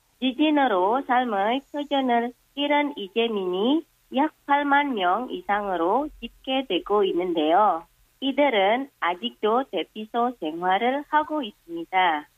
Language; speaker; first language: Korean; non-native, fluent; Indonesian